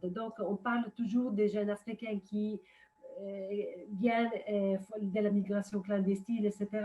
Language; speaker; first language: French; non-native, fluent; Italian